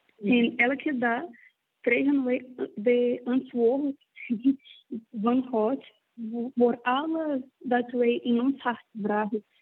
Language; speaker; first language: Dutch; non-native, learner; Portuguese